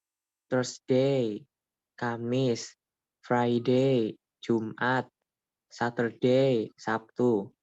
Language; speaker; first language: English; non-native, learner; Indonesian